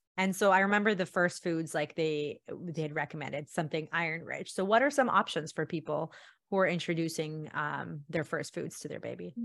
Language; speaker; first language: English; early bilingual, other home language; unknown